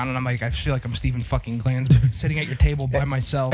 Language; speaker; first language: English; native; English